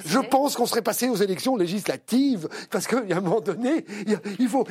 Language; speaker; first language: French; native; French